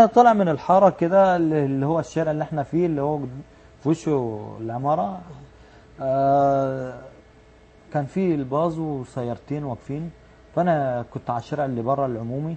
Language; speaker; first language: Arabic; native; Arabic